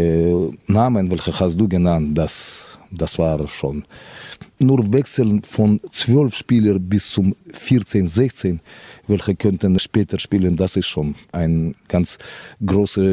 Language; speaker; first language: German; non-native, fluent; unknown